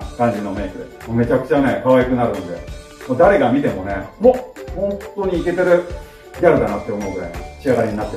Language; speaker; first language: Japanese; native; Japanese